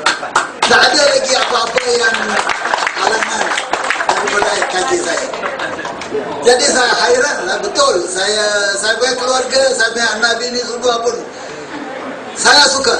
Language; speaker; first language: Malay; non-native, local second language; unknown